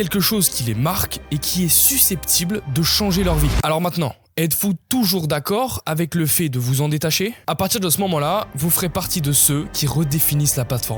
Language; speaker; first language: French; native; French